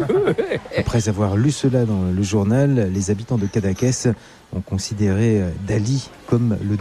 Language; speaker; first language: French; native; French